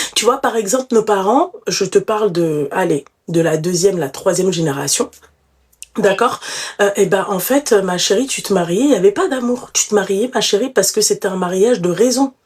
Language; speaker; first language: French; native; French